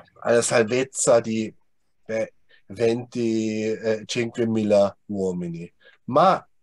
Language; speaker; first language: Italian; non-native, fluent; German